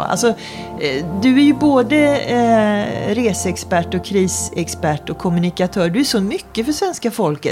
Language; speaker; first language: Swedish; native; Swedish